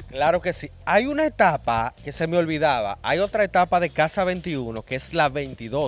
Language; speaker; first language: Spanish; native; Spanish